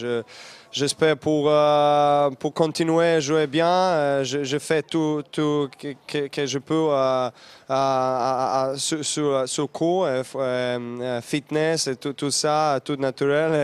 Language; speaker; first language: French; non-native, learner; Serbian